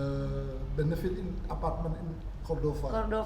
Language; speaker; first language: English; non-native, learner; Indonesian